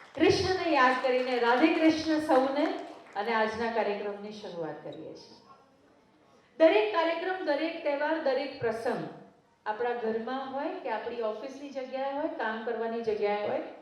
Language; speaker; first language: Gujarati; native; Gujarati